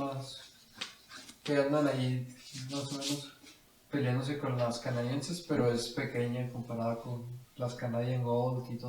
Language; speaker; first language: Spanish; native; Spanish